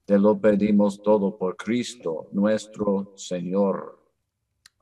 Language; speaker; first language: Spanish; non-native, fluent; English